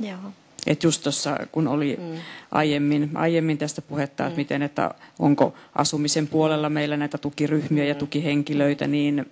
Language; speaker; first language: Finnish; native; Finnish